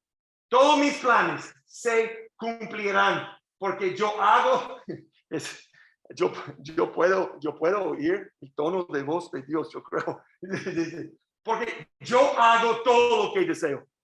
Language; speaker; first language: Spanish; non-native, learner; English